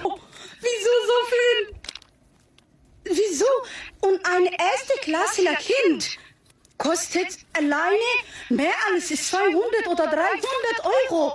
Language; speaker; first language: German; non-native, fluent; Somali